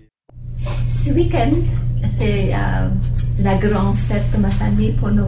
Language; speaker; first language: French; non-native, learner; English